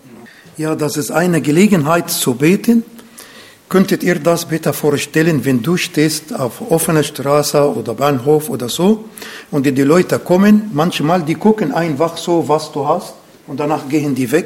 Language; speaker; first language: German; non-native, fluent; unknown